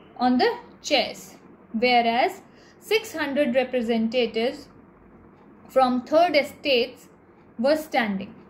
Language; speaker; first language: English; non-native, local second language; Hindi